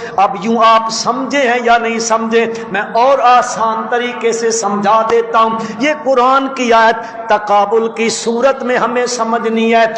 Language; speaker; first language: Urdu; non-native, local second language; Punjabi